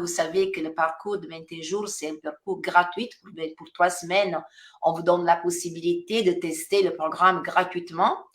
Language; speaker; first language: French; non-native, fluent; Italian